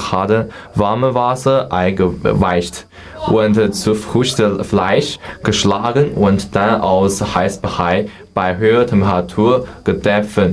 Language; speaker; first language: German; non-native, learner; Chinese